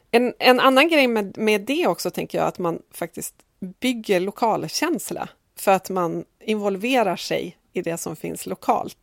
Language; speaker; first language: Swedish; native; Swedish